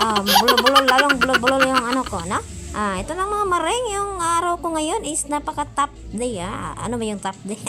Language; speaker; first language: Filipino; non-native, local second language; Cebuano